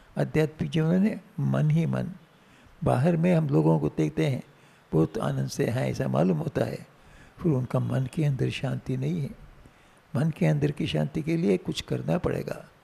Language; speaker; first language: Hindi; non-native, local second language; Tamil